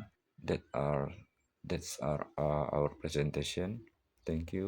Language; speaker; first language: English; non-native, learner; Indonesian